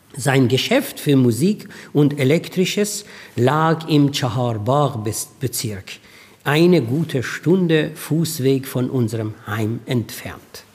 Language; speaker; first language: German; non-native, fluent; Persian